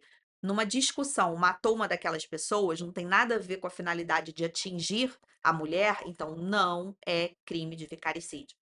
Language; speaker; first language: Portuguese; native; Portuguese